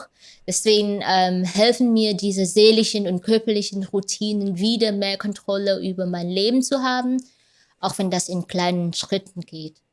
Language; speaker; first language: German; non-native, fluent; Vietnamese